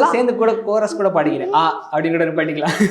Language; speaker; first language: Tamil; native; Tamil